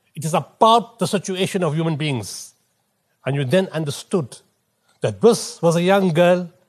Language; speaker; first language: English; native; English